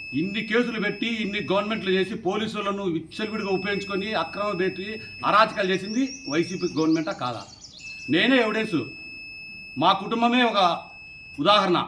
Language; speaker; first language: Telugu; native; Telugu